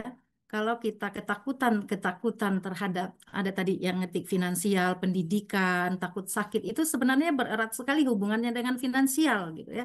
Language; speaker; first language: Indonesian; native; Indonesian